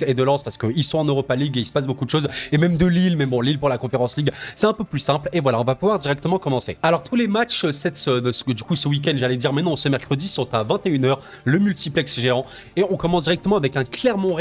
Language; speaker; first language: French; native; French